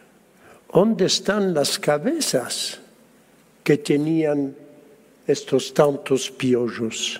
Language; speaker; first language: Spanish; early bilingual, heritage; Spanish